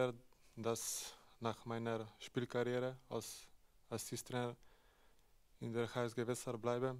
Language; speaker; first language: German; non-native, fluent; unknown